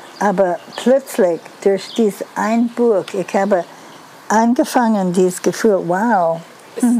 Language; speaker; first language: German; non-native, learner; English